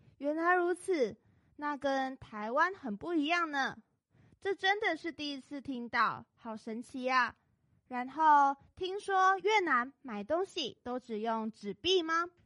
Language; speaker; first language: Chinese; native; Chinese